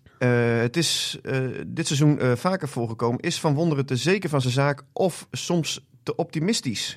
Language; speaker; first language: Dutch; native; Dutch